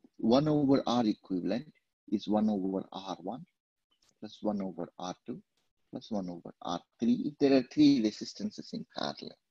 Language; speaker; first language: English; non-native, local second language; Telugu